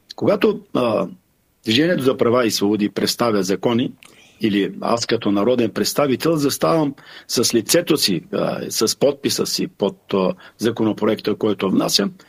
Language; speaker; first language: Bulgarian; non-native, local second language; Turkish